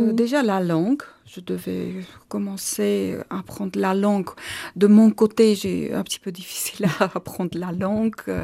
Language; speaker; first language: French; non-native, learner; Armenian